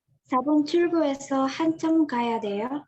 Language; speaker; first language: Korean; non-native, learner; Indonesian